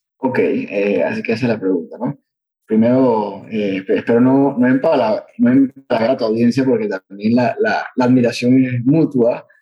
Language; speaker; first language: Spanish; native; Spanish